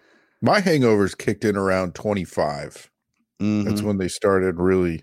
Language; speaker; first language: English; native; English